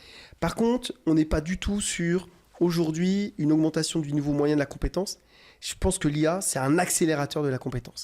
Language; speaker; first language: French; native; French